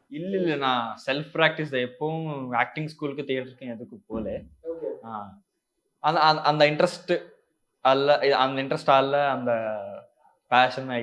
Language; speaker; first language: Tamil; non-native, learner; Telugu